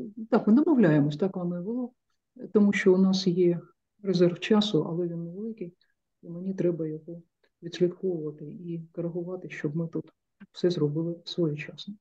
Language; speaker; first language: Ukrainian; native; Ukrainian